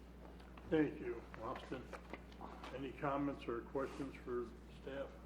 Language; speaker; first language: English; native; English